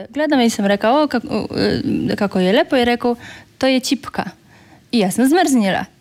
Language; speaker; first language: Slovenian; non-native, fluent; Polish